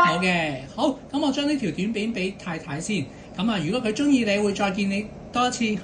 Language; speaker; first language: Cantonese; native; Cantonese